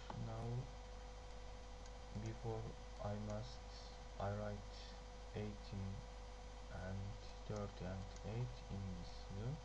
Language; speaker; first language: English; non-native, learner; Turkish